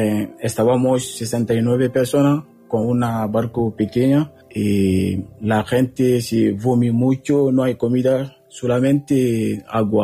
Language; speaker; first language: Spanish; non-native, learner; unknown